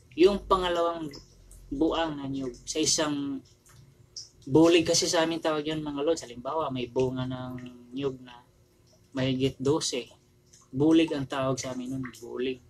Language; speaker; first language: Filipino; non-native, local second language; Cebuano